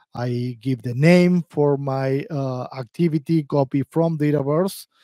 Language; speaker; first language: English; non-native, fluent; Spanish